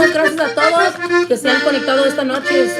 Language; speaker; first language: Spanish; early bilingual, other home language; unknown